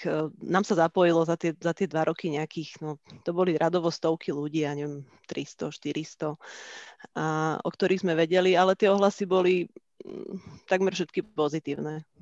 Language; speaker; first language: Slovak; native; Slovak